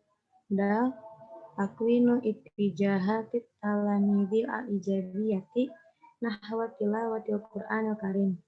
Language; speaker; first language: Arabic; non-native, learner; Indonesian